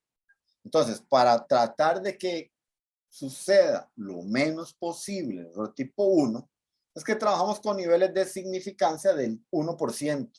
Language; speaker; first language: Spanish; native; Spanish